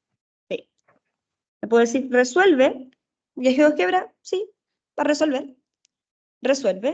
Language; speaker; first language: Spanish; native; Spanish